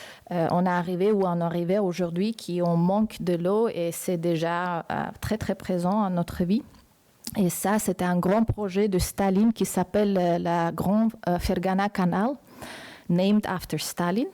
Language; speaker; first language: French; non-native, fluent; Uzbek